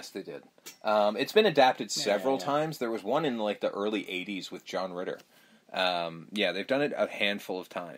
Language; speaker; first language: English; native; English